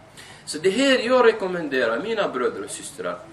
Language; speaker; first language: Swedish; non-native, fluent; Arabic